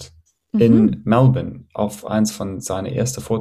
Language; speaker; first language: German; non-native, fluent; English